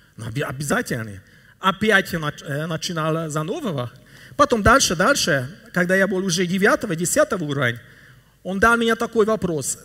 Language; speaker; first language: Russian; non-native, learner; Hungarian